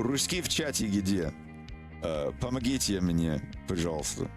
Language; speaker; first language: Russian; non-native, learner; English